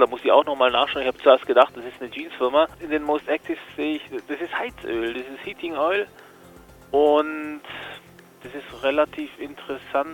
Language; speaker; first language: German; native; German